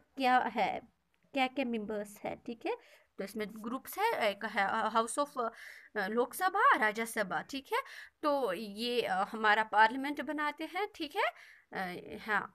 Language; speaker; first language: Hindi; non-native, local second language; Kashmiri